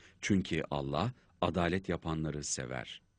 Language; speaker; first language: Turkish; native; Turkish